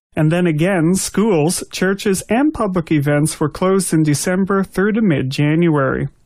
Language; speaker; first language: English; native; English